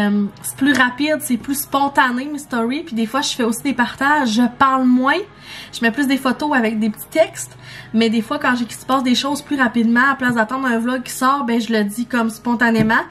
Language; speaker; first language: French; native; French